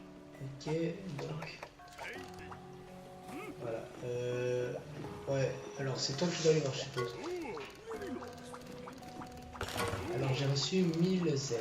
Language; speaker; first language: French; native; French